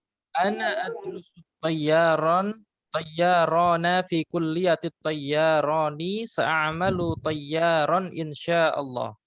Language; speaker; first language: Arabic; non-native, fluent; Indonesian